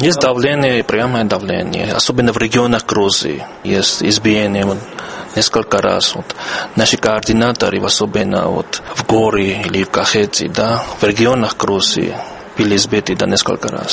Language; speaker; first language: Russian; non-native, fluent; Georgian